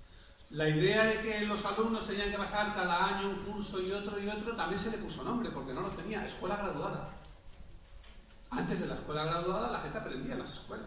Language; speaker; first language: Spanish; native; Spanish